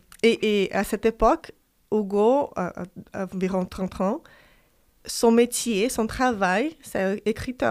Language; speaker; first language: French; non-native, fluent; Portuguese